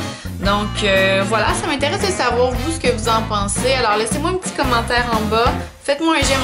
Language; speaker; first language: French; native; French